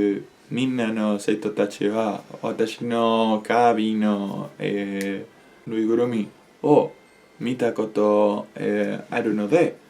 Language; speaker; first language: Japanese; non-native, learner; Spanish